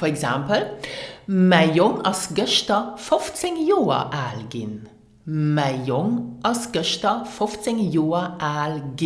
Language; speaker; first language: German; non-native, learner; English